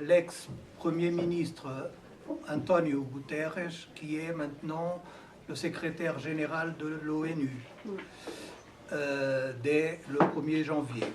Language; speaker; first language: French; non-native, fluent; Portuguese